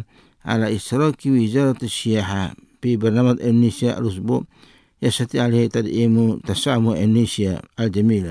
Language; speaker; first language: Arabic; non-native, fluent; Indonesian